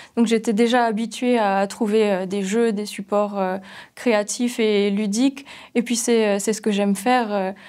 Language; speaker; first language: French; non-native, local second language; Swiss German